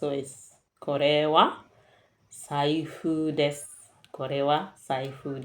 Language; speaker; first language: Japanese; non-native, fluent; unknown